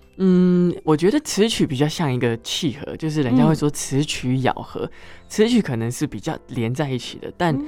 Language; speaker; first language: Chinese; non-native, local second language; Hakka Chinese